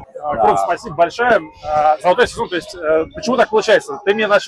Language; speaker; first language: Russian; native; Russian